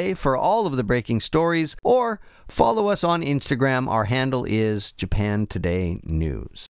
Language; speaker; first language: English; native; English